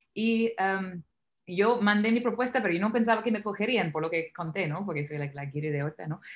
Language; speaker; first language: Spanish; non-native, fluent; English